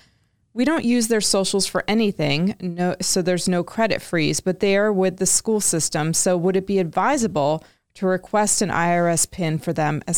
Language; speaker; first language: English; native; English